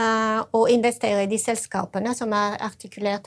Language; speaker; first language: Norwegian; non-native, fluent; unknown